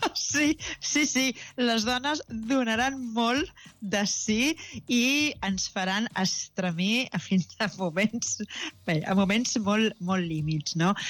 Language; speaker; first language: Catalan; native; Catalan